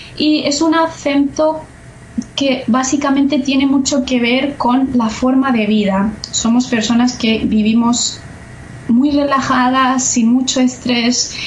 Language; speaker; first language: Spanish; native; Spanish